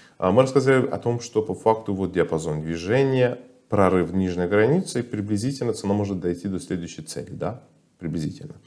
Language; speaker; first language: Russian; non-native, fluent; Persian